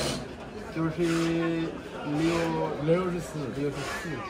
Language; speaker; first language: Chinese; non-native, learner; Bangla